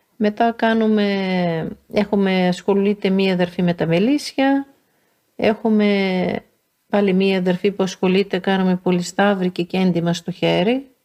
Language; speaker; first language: Greek; native; Greek